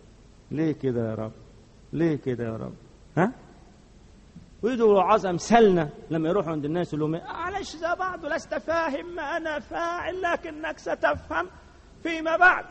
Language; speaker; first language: Arabic; native; Arabic